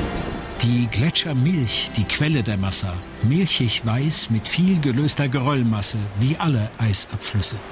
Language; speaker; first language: German; native; German